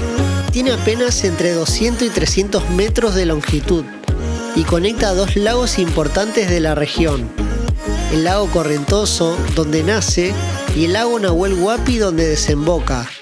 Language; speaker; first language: Spanish; native; Spanish